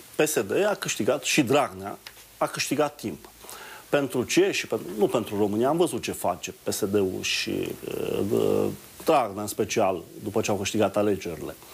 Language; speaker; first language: Romanian; native; Romanian